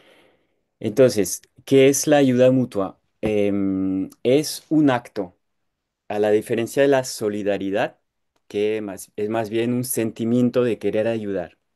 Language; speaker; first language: Spanish; non-native, fluent; French